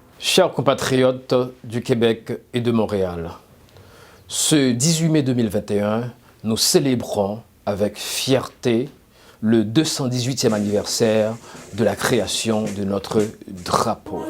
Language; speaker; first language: French; non-native, local second language; Haitian Creole